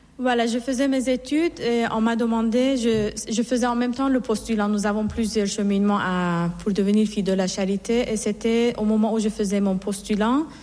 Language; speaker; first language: French; non-native, fluent; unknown